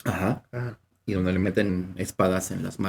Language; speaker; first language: Spanish; native; Spanish